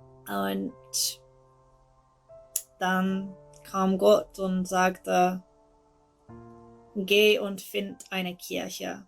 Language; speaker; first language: German; non-native, learner; English